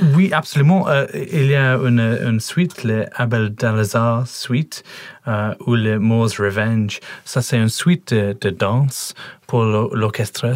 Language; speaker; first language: French; non-native, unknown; English